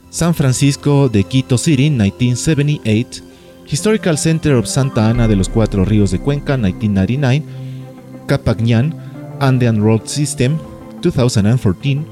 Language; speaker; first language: English; non-native, fluent; Spanish